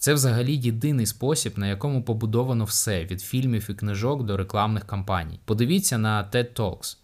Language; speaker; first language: Ukrainian; native; Ukrainian